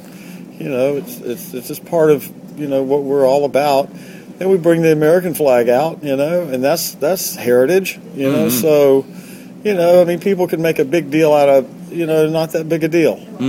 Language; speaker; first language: English; native; English